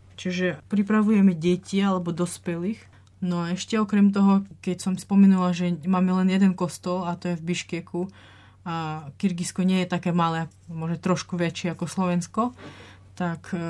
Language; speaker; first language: Slovak; non-native, fluent; Russian